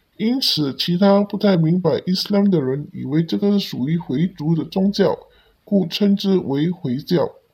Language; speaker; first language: Chinese; non-native, local second language; Cantonese